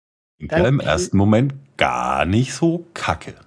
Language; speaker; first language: German; native; German